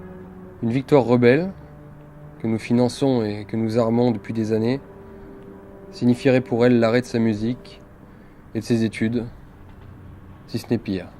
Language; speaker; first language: French; native; French